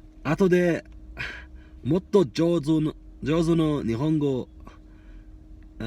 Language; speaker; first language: Japanese; non-native, learner; Mongolian